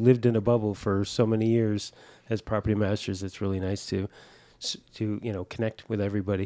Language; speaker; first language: English; native; English